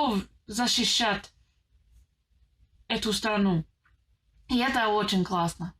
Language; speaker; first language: Russian; non-native, learner; English